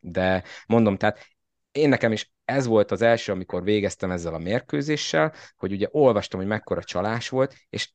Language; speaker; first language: Hungarian; native; Hungarian